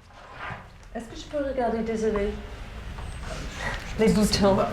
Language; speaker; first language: French; non-native, fluent; English